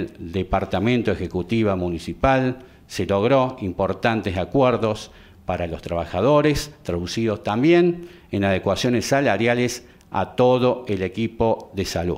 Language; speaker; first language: Spanish; native; Spanish